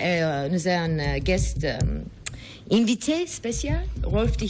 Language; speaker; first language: French; non-native, learner; English